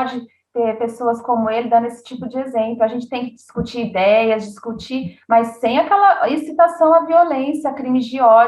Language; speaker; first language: Portuguese; native; Portuguese